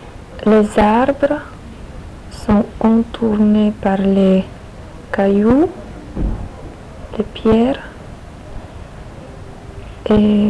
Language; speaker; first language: French; non-native, learner; Polish